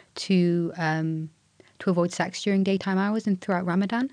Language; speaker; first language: Welsh; non-native, local second language; English